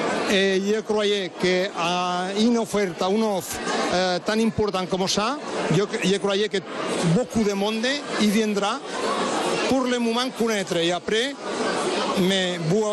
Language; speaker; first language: French; non-native, learner; Spanish